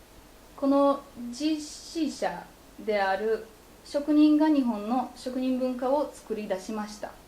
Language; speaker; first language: Japanese; non-native, fluent; Polish